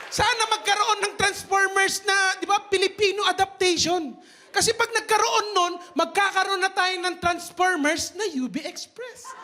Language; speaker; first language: Filipino; native; Filipino